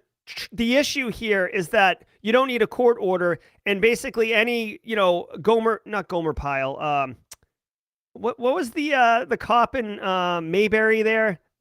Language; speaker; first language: English; native; English